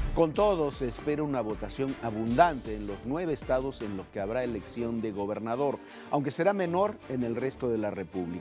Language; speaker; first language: Spanish; native; Spanish